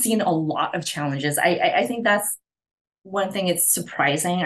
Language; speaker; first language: English; non-native, local second language; Cantonese